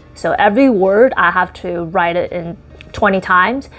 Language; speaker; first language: English; early bilingual, other home language; Chinese